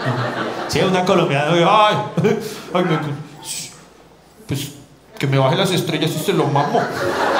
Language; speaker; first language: Spanish; native; Spanish